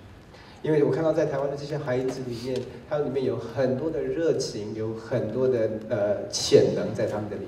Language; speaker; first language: Chinese; native; Chinese